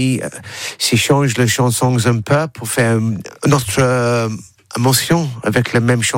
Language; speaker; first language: French; non-native, learner; English